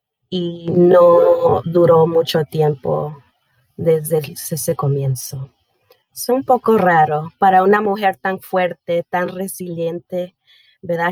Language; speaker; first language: Spanish; early bilingual, heritage; Spanish